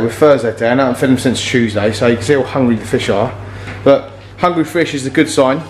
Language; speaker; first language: English; native; English